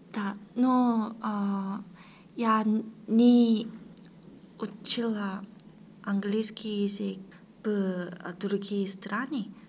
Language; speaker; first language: Russian; non-native, learner; Korean